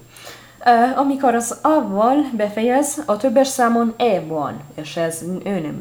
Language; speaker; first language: Hungarian; non-native, learner; Italian